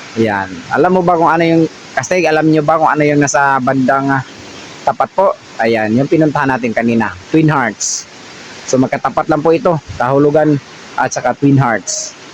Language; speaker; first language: Filipino; non-native, local second language; Cebuano